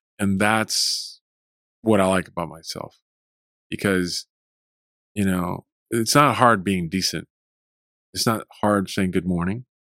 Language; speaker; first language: English; early bilingual, other home language; Spanish